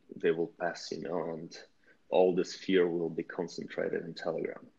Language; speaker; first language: English; non-native, fluent; Russian